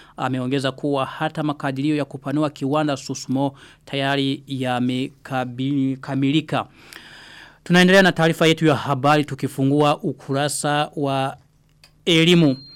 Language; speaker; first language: Swahili; non-native, local second language; Rundi